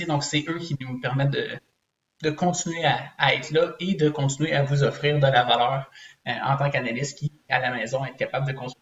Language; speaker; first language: French; native; French